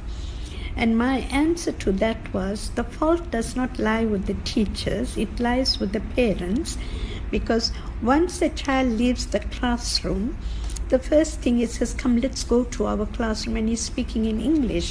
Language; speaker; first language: English; non-native, local second language; Tamil